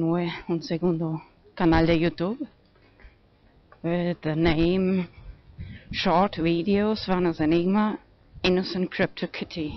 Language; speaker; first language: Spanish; non-native, fluent; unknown